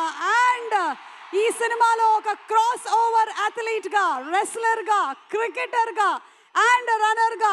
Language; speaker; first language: Telugu; native; Telugu